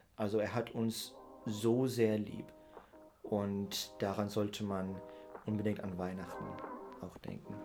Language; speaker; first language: German; early bilingual, heritage; German